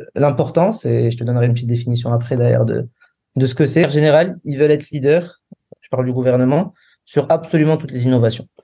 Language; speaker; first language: French; non-native, local second language; Arabic